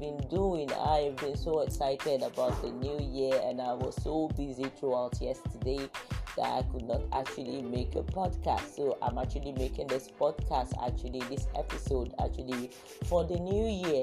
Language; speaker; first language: English; non-native, local second language; Yoruba